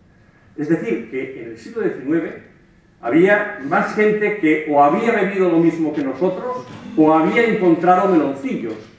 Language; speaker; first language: Spanish; native; Spanish